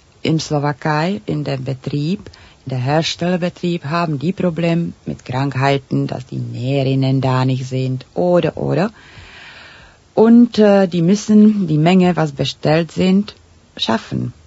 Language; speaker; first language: German; non-native, fluent; Czech